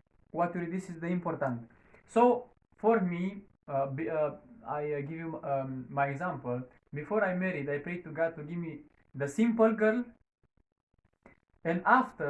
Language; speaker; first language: English; non-native, learner; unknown